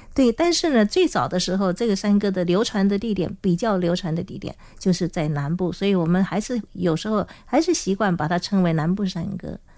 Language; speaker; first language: Chinese; non-native, local second language; Hakka Chinese